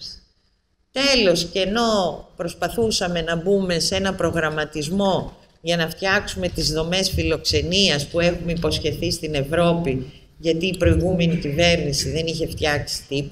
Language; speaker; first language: Greek; native; Greek